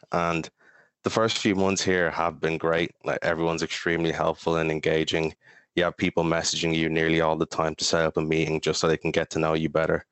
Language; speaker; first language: English; native; English